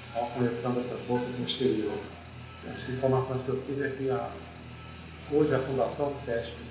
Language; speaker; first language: Portuguese; native; Portuguese